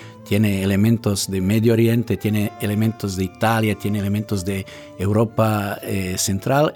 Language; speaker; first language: Spanish; non-native, fluent; Serbian